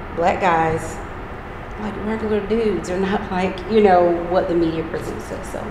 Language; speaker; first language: English; native; English